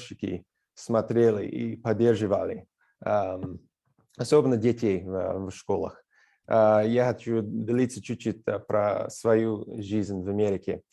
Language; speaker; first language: Russian; non-native, fluent; English